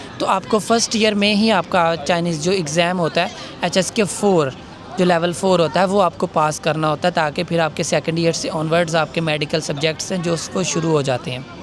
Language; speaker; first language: Urdu; non-native, local second language; Punjabi